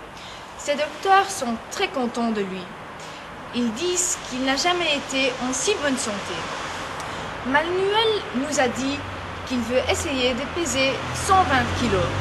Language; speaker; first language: French; non-native, learner; Dutch